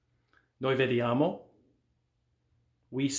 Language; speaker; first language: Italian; non-native, fluent; English